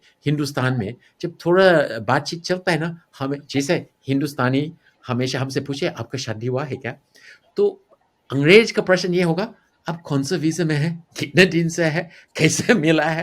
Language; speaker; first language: Hindi; non-native, fluent; English